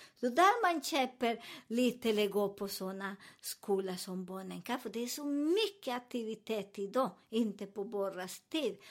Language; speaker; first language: Swedish; non-native, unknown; Spanish